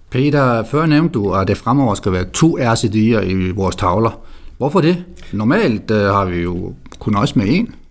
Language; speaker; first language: Danish; non-native, local second language; Faroese